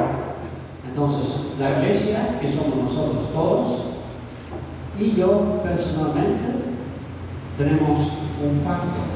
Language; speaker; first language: Spanish; non-native, fluent; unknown